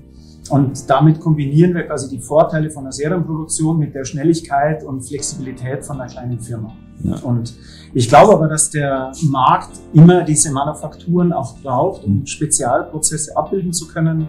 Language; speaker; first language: German; native; German